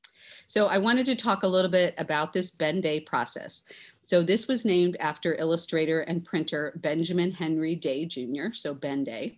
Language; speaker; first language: English; native; English